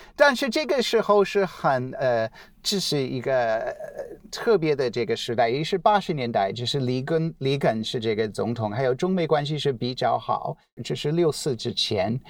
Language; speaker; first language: Chinese; non-native, fluent; English